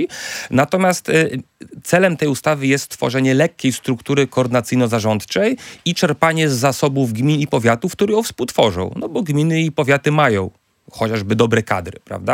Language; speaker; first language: Polish; native; Polish